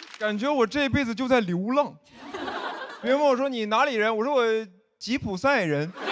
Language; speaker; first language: Chinese; native; Chinese